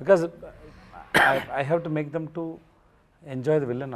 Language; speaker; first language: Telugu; non-native, learner; Tamil